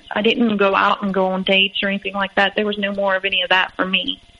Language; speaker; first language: English; native; English